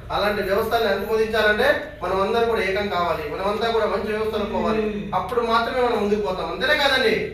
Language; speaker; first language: Telugu; native; Telugu